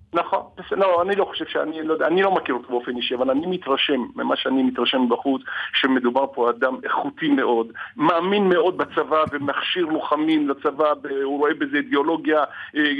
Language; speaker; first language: Hebrew; early bilingual, other home language; Arabic